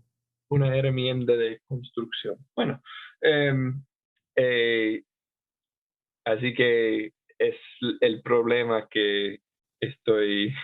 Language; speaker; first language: Spanish; non-native, fluent; English